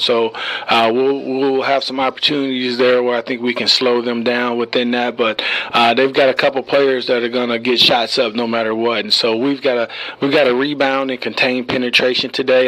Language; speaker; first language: English; native; English